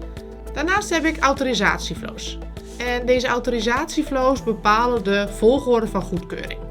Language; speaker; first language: Dutch; native; Dutch